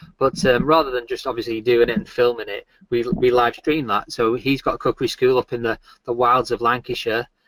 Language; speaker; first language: English; native; English